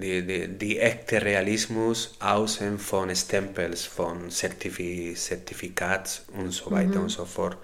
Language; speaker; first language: German; non-native, learner; Spanish